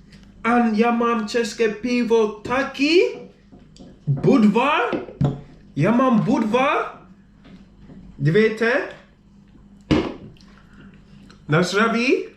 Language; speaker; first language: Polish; non-native, learner; English